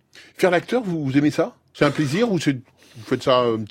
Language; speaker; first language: French; native; French